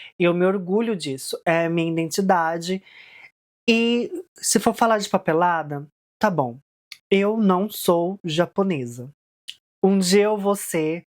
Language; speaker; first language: Portuguese; early bilingual, heritage; Portuguese